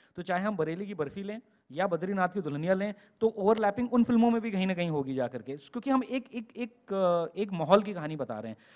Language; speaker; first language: Hindi; native; Hindi